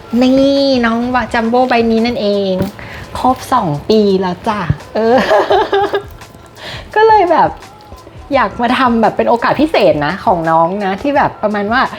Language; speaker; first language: Thai; native; Thai